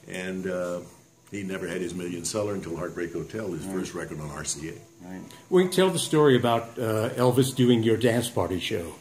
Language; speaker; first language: English; native; English